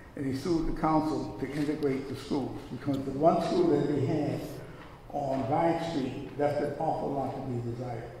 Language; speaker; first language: English; native; English